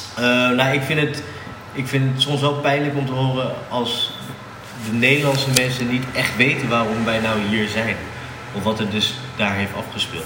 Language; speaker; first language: Dutch; native; Dutch